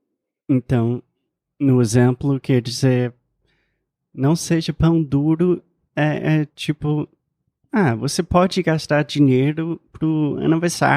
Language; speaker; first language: Portuguese; non-native, fluent; English